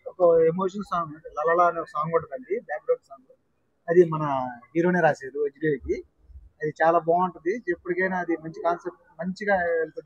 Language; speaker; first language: Telugu; native; Telugu